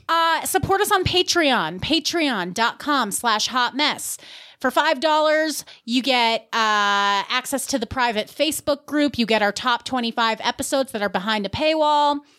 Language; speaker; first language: English; native; English